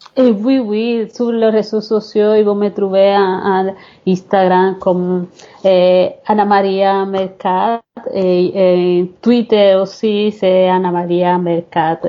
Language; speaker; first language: French; non-native, fluent; Spanish